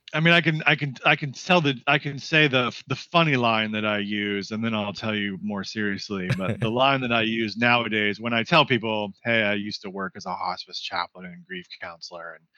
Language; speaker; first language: English; native; English